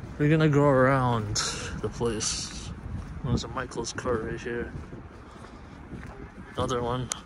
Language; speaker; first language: English; native; English